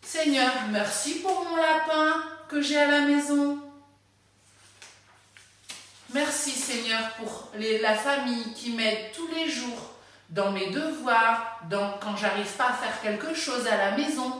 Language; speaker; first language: French; native; French